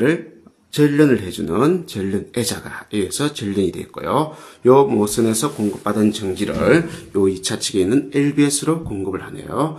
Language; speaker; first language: Korean; native; Korean